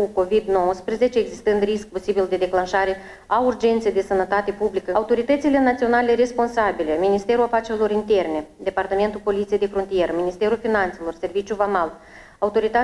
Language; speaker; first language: Romanian; native; Romanian